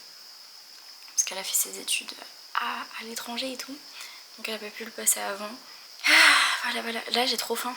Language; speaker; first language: French; native; French